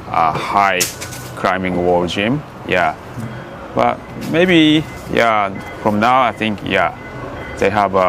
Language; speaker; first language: English; non-native, learner; Japanese